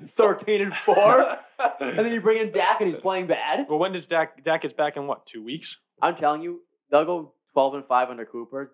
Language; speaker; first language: English; native; English